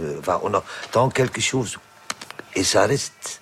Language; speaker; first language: French; non-native, local second language; Dutch